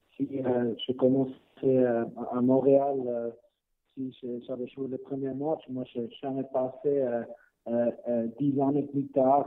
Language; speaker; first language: French; non-native, learner; Swiss German